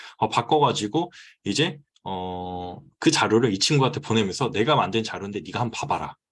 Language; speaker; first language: Korean; native; Korean